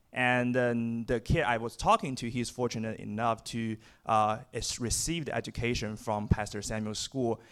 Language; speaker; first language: English; non-native, fluent; Chinese